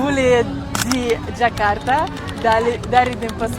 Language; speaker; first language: Indonesian; non-native, learner; Japanese